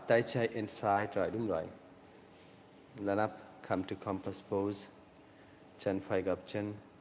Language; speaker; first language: Vietnamese; non-native, learner; Bangla